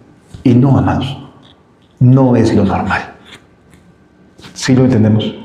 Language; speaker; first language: Spanish; native; Spanish